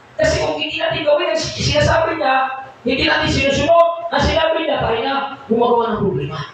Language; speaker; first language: Filipino; non-native, local second language; Cebuano